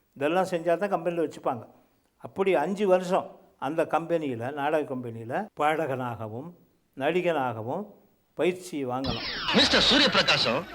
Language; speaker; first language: Tamil; early bilingual, heritage; Tamil